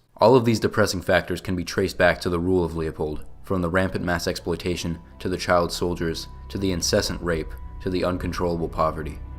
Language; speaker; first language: English; native; English